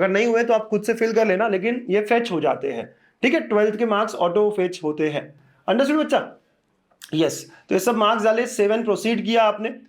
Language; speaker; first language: Hindi; native; Hindi